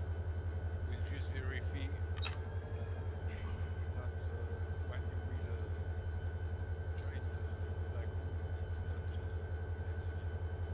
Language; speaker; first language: English; non-native, learner; French